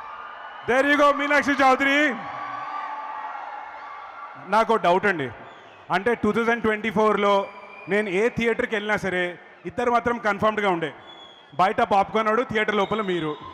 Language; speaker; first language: Telugu; native; Telugu